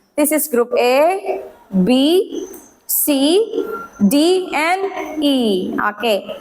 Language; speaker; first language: English; non-native, fluent; Indonesian